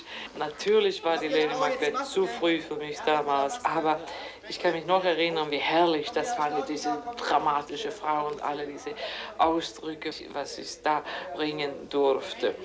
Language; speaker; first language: German; non-native, fluent; Swedish